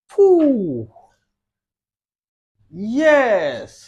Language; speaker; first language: English; non-native, learner; Rohingya